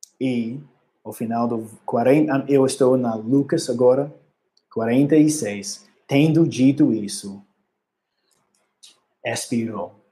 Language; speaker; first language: Portuguese; non-native, learner; English